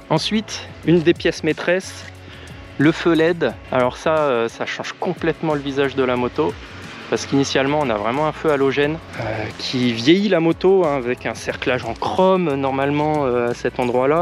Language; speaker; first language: French; native; French